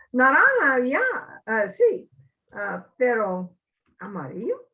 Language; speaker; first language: Spanish; non-native, learner; English